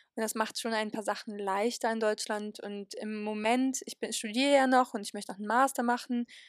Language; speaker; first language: German; early bilingual, other home language; Polish